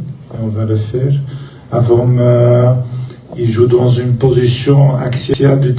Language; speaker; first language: French; non-native, local second language; Dutch